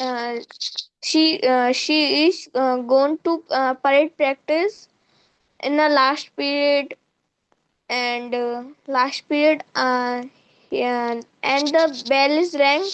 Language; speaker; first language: English; non-native, learner; Hindi